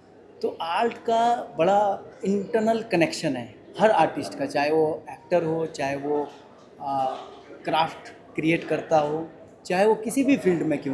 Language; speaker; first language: Hindi; native; Hindi